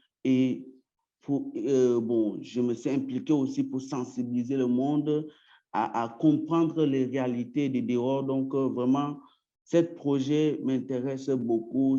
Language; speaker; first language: French; early bilingual, other home language; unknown